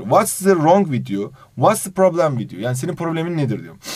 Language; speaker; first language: English; non-native, fluent; Turkish